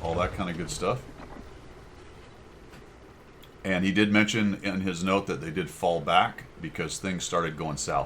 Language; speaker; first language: English; native; English